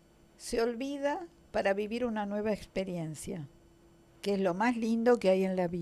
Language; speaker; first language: Spanish; native; Spanish